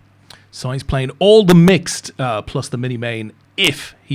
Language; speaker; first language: English; native; English